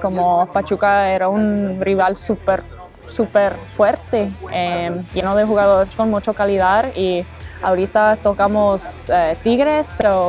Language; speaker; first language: Spanish; early bilingual, heritage; English